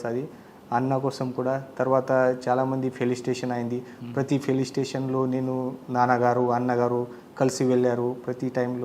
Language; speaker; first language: Telugu; non-native, fluent; Marathi